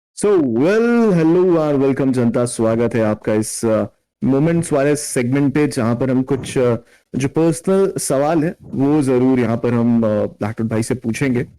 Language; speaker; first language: Hindi; native; Hindi